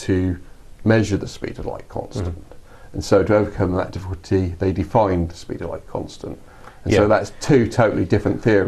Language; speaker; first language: English; native; English